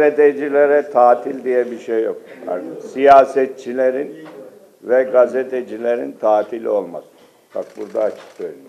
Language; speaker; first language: Turkish; native; Turkish